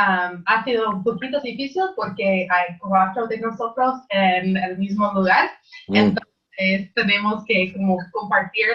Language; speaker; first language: Spanish; non-native, learner; English